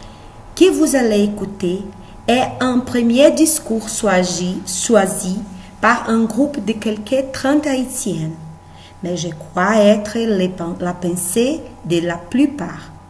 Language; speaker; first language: French; non-native, learner; Portuguese